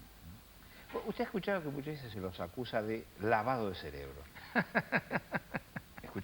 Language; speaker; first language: Spanish; native; Spanish